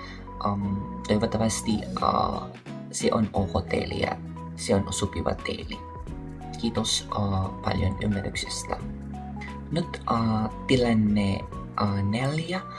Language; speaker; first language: Finnish; non-native, learner; Filipino